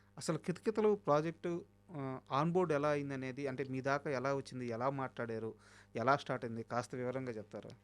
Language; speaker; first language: Telugu; native; Telugu